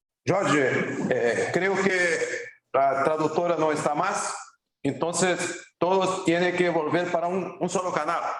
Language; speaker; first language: Spanish; non-native, fluent; Portuguese